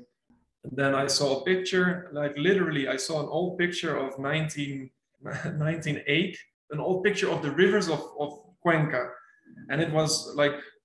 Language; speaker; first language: English; non-native, fluent; Dutch